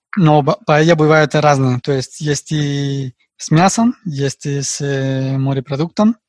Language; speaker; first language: Russian; non-native, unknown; Spanish